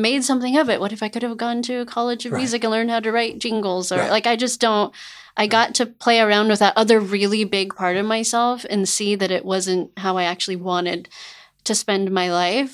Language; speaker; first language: English; native; English